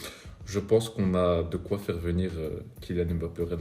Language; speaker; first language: French; native; French